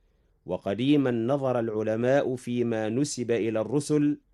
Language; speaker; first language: Arabic; native; Arabic